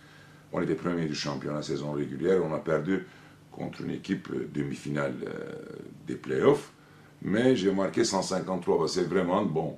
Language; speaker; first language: French; non-native, fluent; Turkish